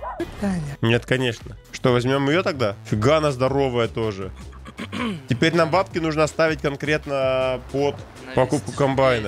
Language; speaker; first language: Russian; native; Russian